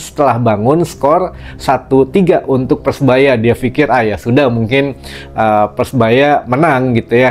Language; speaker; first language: Indonesian; native; Indonesian